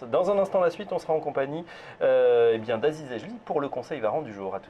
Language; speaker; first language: French; native; French